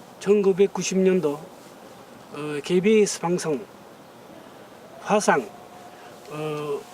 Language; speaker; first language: Korean; non-native, learner; Russian